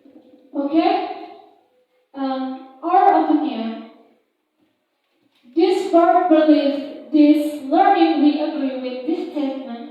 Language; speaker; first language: English; non-native, learner; Indonesian